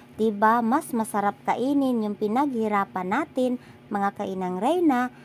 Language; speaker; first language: Filipino; non-native, local second language; Cebuano